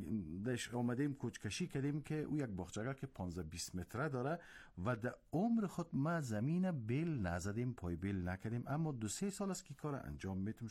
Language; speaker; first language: Persian; native; Persian